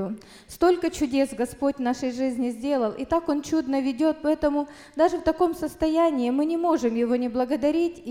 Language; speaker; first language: Russian; native; Russian